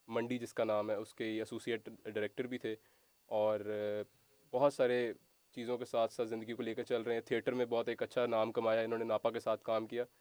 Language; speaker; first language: Urdu; native; Urdu